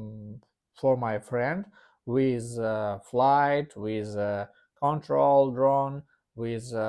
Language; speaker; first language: English; non-native, learner; Russian